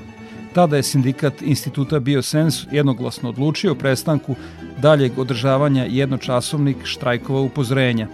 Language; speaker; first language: Serbian; native; Serbian